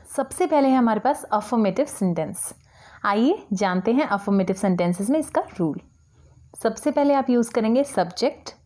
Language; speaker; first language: Hindi; native; Hindi